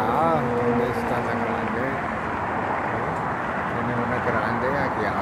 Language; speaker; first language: Spanish; non-native, learner; English